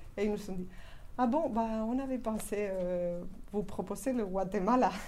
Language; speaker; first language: French; non-native, fluent; Spanish